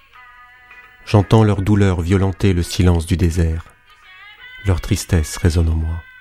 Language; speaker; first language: French; native; French